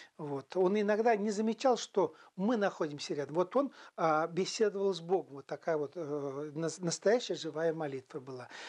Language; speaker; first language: Russian; non-native, local second language; Chuvash